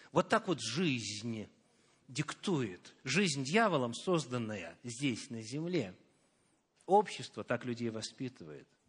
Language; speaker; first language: Russian; native; Russian